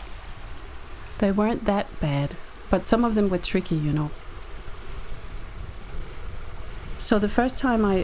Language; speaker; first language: English; native; English